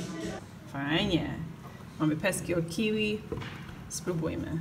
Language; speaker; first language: Polish; non-native, learner; English